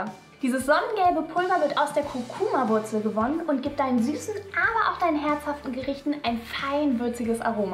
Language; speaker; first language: German; native; German